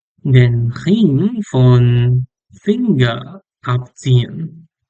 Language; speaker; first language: German; non-native, learner; English